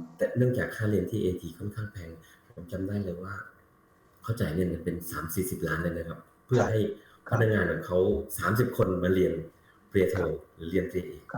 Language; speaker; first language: Thai; native; Thai